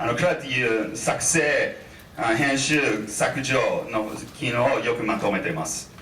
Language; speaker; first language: Japanese; non-native, fluent; English